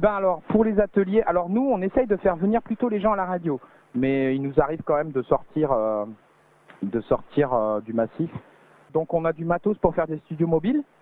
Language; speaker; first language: French; native; French